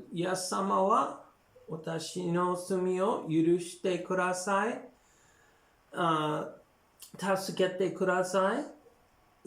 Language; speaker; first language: Japanese; non-native, learner; English